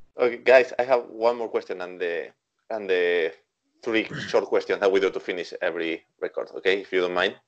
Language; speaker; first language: English; non-native, fluent; Spanish